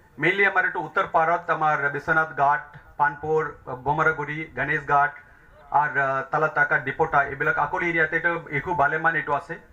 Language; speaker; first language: Assamese; non-native, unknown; Tamil